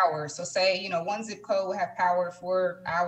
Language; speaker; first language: English; native; English